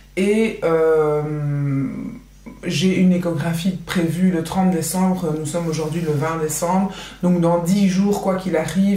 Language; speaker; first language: French; native; French